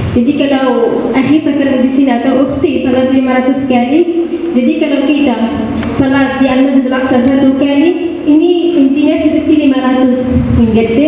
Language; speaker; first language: Indonesian; non-native, learner; Arabic